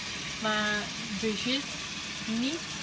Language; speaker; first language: Dutch; non-native, learner; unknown